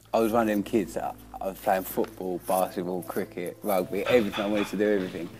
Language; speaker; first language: English; native; English